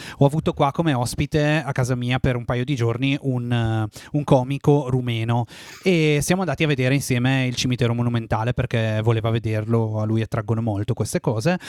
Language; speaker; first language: Italian; native; Italian